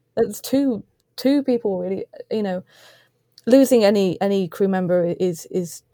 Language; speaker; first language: English; native; English